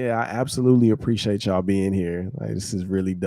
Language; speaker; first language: English; native; English